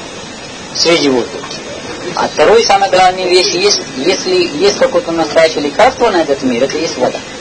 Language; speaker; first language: Russian; non-native, learner; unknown